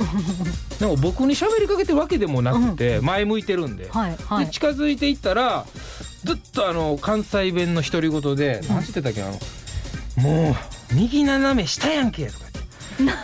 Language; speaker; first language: Japanese; native; Japanese